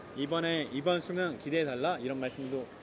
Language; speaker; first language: Korean; native; Korean